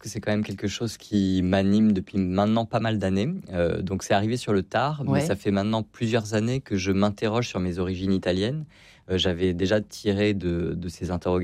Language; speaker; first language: French; native; French